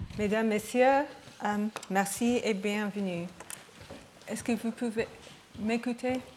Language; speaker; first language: French; non-native, learner; English